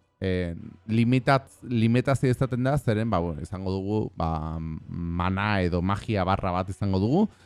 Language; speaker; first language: Basque; non-native, local second language; Spanish